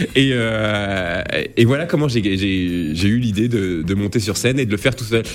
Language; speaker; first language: French; native; French